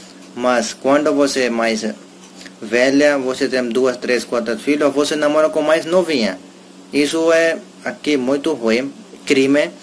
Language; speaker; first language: Portuguese; non-native, learner; Hindi